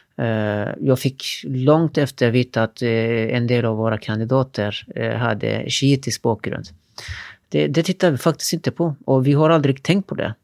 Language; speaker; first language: Swedish; non-native, fluent; Turkish